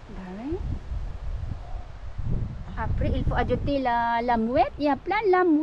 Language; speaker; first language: French; non-native, fluent; Filipino